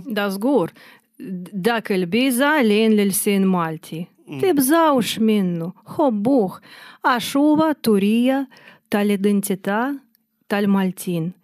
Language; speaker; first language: Maltese; non-native, fluent; Russian